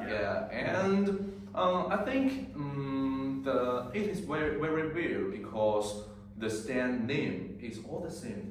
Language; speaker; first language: English; non-native, learner; Chinese